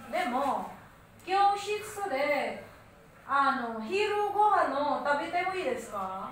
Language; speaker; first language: Japanese; non-native, learner; Filipino